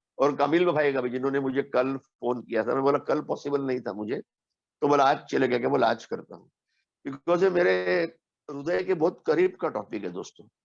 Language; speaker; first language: Hindi; non-native, local second language; Marathi